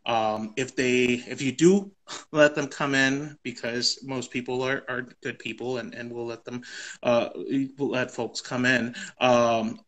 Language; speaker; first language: English; native; English